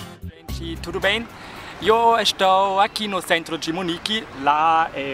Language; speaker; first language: Italian; non-native, learner; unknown